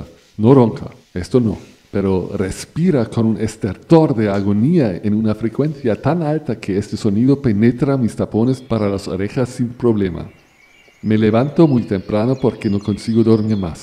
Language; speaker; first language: Spanish; non-native, fluent; German